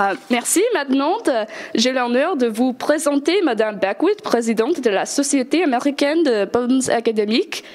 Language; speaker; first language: French; non-native, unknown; English